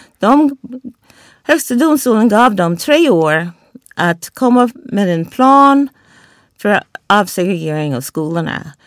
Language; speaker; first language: Swedish; non-native, fluent; English